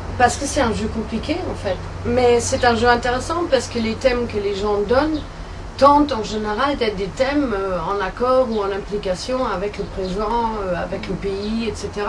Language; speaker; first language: French; non-native, fluent; German